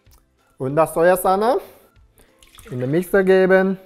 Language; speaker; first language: German; non-native, learner; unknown